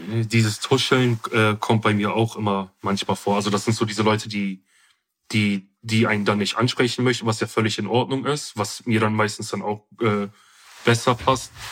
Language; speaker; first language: German; early bilingual, other home language; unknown